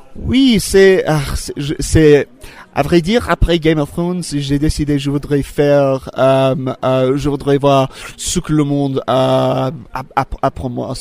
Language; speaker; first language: French; non-native, fluent; English